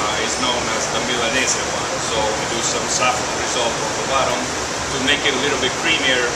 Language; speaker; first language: English; non-native, fluent; Italian